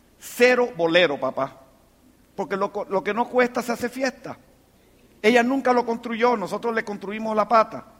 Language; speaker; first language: Spanish; native; Spanish